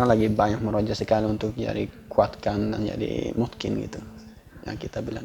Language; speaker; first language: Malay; non-native, fluent; Swedish